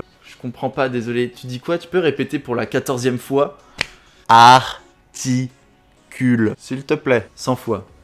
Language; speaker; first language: French; native; French